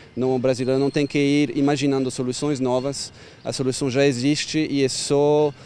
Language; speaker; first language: Portuguese; non-native, fluent; French